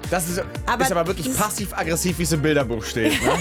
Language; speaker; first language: German; native; German